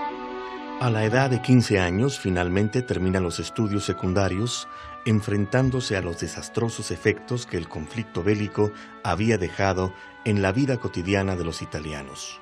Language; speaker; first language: Spanish; native; Spanish